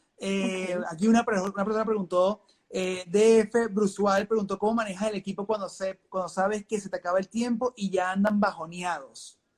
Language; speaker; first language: Spanish; native; Spanish